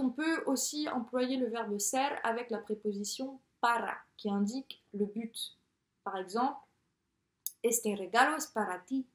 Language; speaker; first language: French; native; French